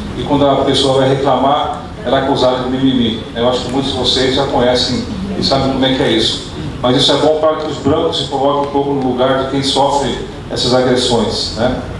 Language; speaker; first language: Portuguese; early bilingual, other home language; Dutch